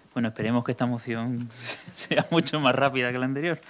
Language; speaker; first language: Spanish; native; Spanish